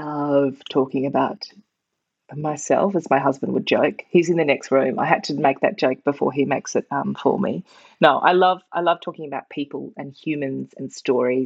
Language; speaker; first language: English; native; English